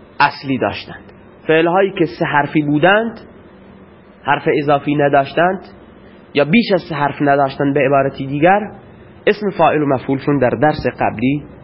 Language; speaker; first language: Persian; non-native, local second language; Baluchi